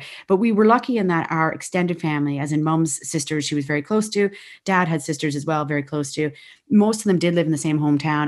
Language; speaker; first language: English; native; English